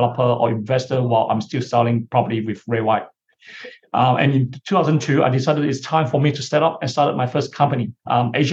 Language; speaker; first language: English; non-native, local second language; Chinese